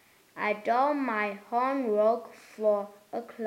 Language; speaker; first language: English; non-native, learner; German